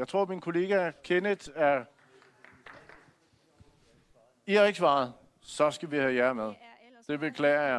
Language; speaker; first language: Danish; native; Danish